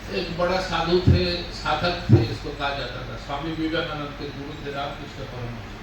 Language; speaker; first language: Hindi; non-native, local second language; Bangla